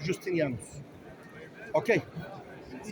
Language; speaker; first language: Indonesian; non-native, learner; Turkish